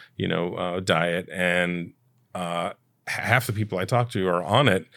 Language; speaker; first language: English; early bilingual, other home language; Italian